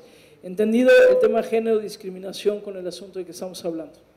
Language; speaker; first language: Spanish; native; Spanish